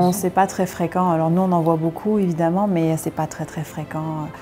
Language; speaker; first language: French; native; French